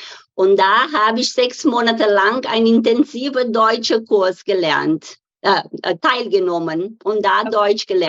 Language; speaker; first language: German; non-native, fluent; Portuguese